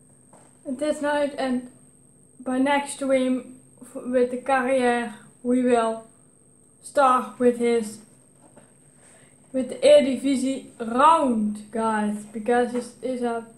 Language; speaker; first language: English; non-native, learner; Dutch